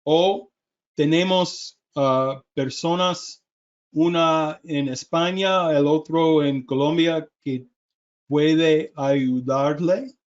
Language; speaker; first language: Spanish; non-native, learner; English